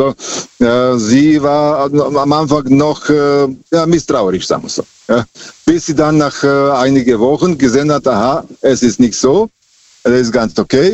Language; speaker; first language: German; native; German